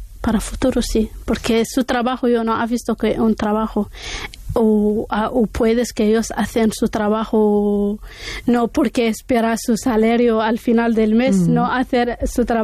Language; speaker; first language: Spanish; non-native, learner; Arabic